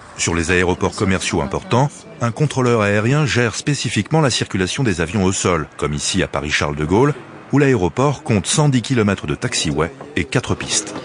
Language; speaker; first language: French; native; French